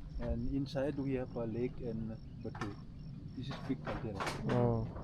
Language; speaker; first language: English; non-native, learner; Indonesian